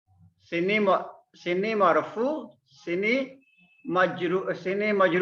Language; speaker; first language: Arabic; non-native, fluent; Malay